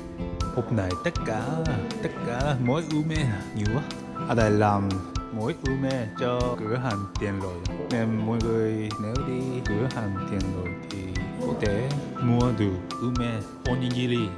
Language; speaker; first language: Vietnamese; non-native, learner; Japanese